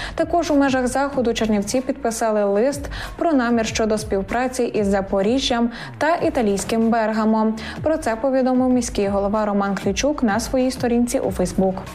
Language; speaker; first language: Ukrainian; native; Ukrainian